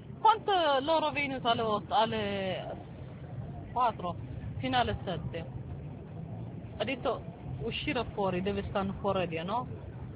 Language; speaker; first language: Italian; non-native, learner; Tigrinya